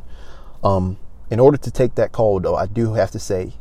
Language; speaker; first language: English; native; English